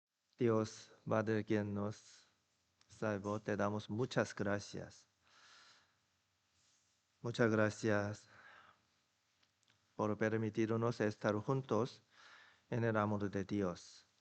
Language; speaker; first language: Spanish; non-native, fluent; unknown